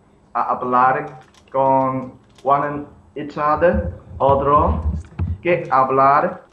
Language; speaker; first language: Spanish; non-native, learner; English